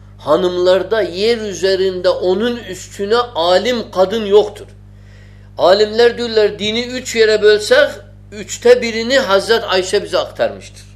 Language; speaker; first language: Turkish; non-native, fluent; Arabic